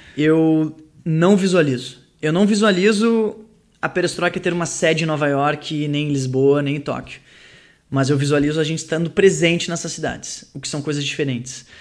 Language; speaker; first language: Portuguese; early bilingual, other home language; French